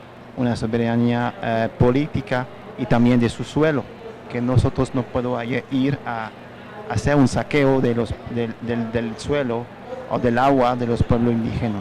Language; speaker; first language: Spanish; non-native, fluent; French